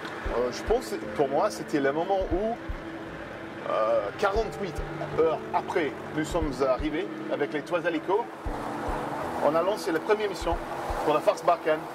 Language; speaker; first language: French; non-native, fluent; English